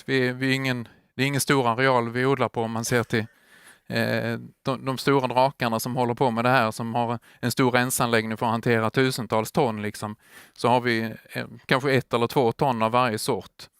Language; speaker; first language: Swedish; native; Swedish